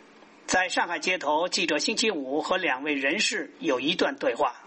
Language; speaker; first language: Chinese; native; Chinese